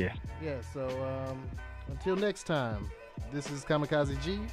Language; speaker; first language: English; native; English